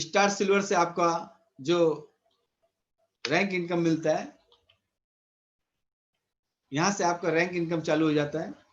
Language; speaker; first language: Hindi; native; Hindi